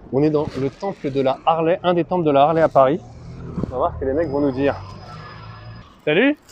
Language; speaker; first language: French; native; French